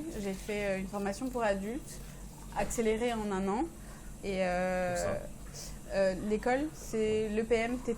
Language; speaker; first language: French; early bilingual, other home language; Persian